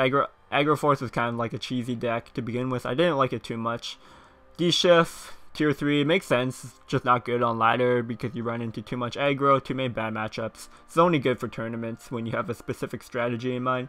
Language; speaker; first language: English; native; English